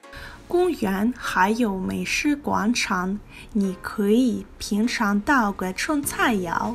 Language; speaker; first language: Chinese; non-native, learner; Russian